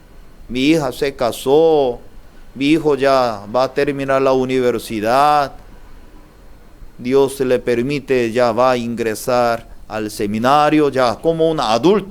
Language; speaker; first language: Spanish; non-native, learner; Korean